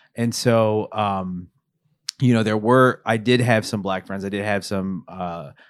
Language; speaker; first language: English; early bilingual, other home language; Filipino